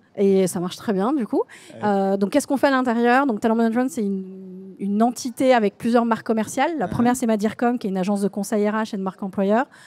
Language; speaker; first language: French; native; French